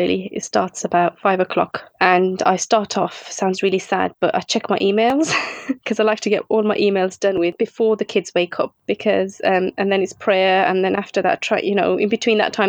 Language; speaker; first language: English; native; English